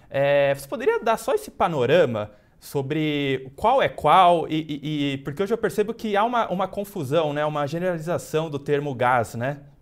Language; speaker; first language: Portuguese; native; Portuguese